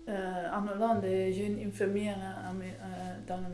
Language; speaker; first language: French; non-native, learner; Dutch